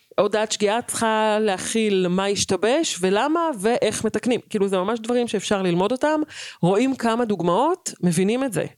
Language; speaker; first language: Hebrew; native; Hebrew